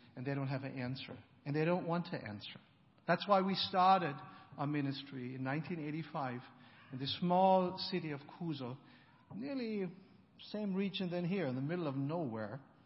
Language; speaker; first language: English; non-native, fluent; German